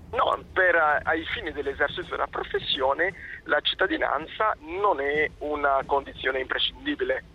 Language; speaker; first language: Italian; non-native, fluent; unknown